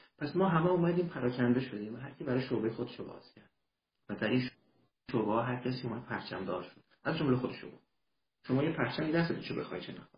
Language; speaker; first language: Persian; early bilingual, heritage; Persian